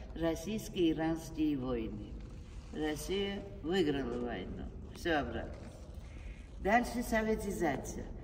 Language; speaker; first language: Russian; non-native, fluent; Armenian